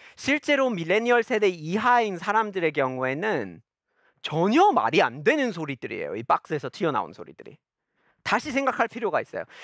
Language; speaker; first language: Korean; non-native, fluent; English